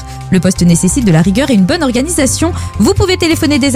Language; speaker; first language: French; native; French